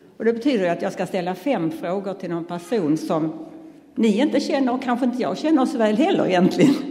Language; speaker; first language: Swedish; native; Swedish